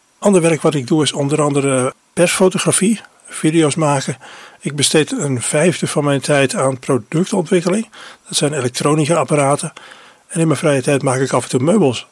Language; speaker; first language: Dutch; native; Dutch